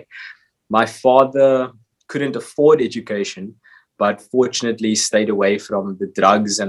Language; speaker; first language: English; native; English